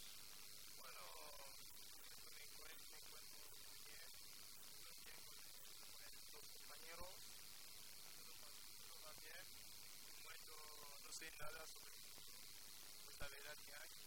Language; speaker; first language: Spanish; non-native, fluent; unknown